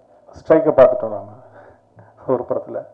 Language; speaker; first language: Tamil; native; Tamil